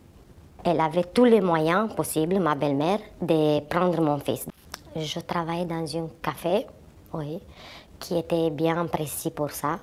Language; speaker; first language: French; non-native, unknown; Romanian